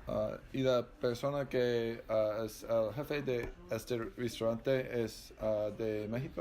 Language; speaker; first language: Spanish; non-native, learner; English